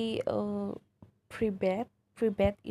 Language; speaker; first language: English; non-native, local second language; Malay